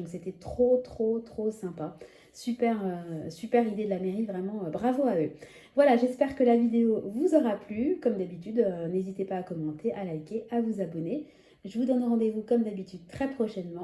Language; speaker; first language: French; native; French